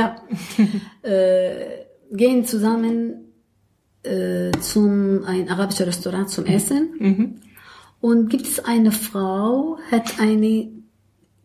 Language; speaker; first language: German; non-native, learner; Arabic